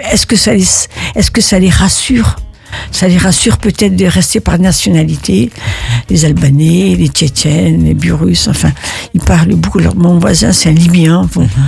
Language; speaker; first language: French; early bilingual, other home language; Italian